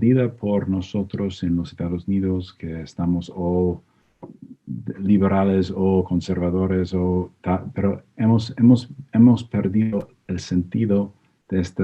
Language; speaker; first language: Spanish; non-native, fluent; English